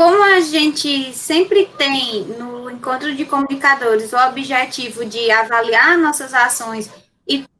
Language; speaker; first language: Portuguese; native; Portuguese